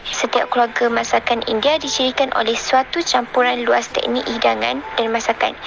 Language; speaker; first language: Malay; native; Malay